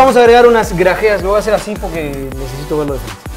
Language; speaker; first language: Spanish; native; Spanish